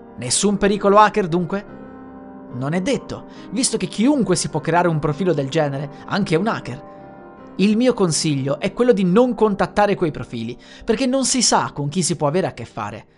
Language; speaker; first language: Italian; native; Italian